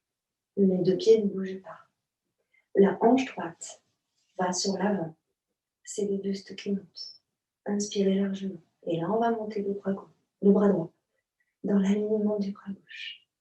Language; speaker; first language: French; native; French